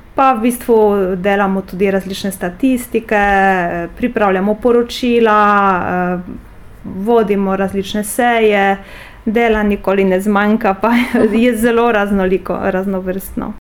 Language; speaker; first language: Slovenian; non-native, fluent; Polish